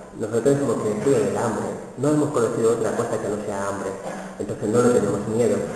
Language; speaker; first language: Spanish; non-native, fluent; Wolof